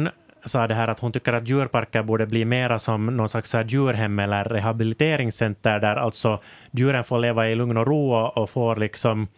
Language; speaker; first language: Swedish; native; Swedish